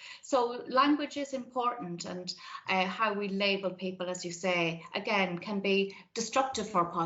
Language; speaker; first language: English; native; English